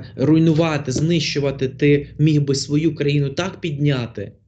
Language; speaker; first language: Ukrainian; non-native, local second language; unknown